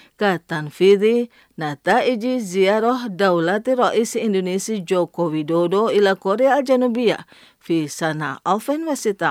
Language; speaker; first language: Arabic; non-native, fluent; Indonesian